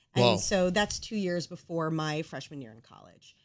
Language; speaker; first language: English; native; English